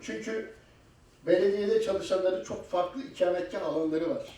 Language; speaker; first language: Turkish; native; Turkish